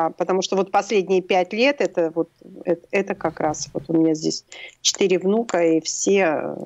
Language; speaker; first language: Russian; native; Russian